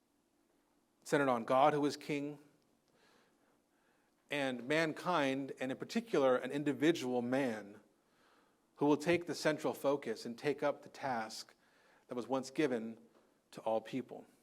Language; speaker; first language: English; native; English